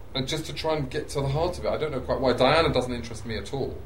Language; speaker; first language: English; native; English